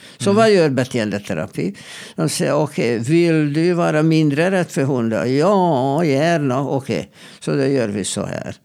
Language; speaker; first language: Swedish; non-native, fluent; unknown